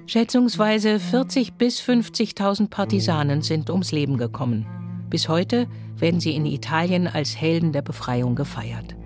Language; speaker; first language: German; native; German